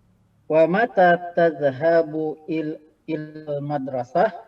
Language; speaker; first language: Arabic; non-native, learner; Indonesian